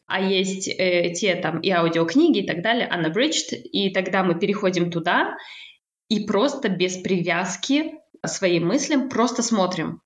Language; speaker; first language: Russian; native; Russian